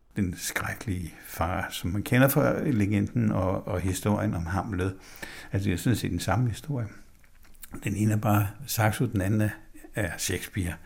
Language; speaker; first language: Danish; native; Danish